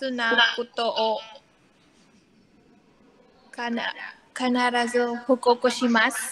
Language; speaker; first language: Japanese; non-native, learner; Filipino